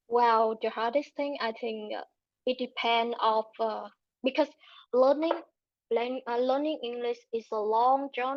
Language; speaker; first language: English; non-native, learner; Vietnamese